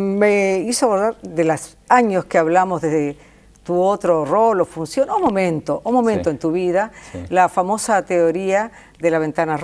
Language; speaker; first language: Spanish; native; Spanish